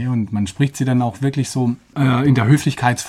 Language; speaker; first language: German; native; German